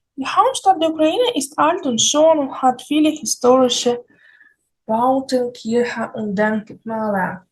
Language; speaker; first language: German; non-native, fluent; Ukrainian